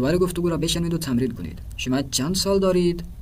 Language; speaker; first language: Persian; non-native, fluent; Urdu